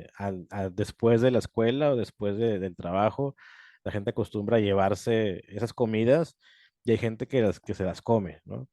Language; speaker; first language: Spanish; native; Spanish